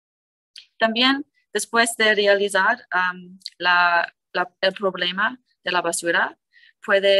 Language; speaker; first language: Spanish; non-native, learner; English